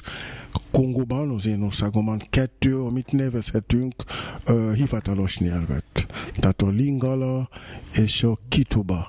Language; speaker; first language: Hungarian; non-native, fluent; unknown